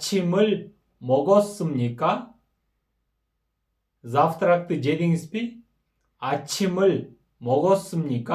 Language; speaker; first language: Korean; non-native, fluent; Kyrgyz